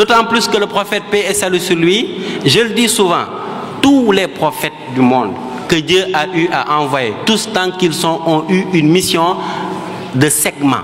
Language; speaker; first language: French; non-native, local second language; Wolof